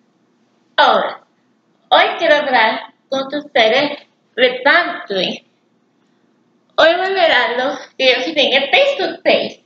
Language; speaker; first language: Spanish; early bilingual, heritage; English